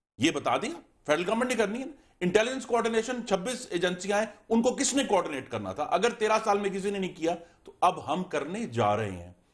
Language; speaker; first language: Urdu; native; Urdu